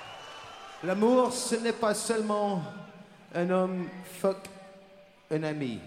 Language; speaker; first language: French; non-native, learner; English